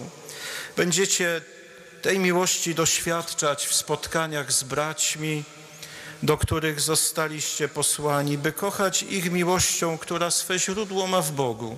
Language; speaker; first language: Polish; native; Polish